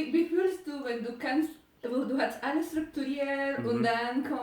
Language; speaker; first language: German; non-native, learner; Spanish